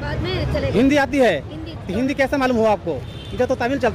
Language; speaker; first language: Hindi; non-native, local second language; Bangla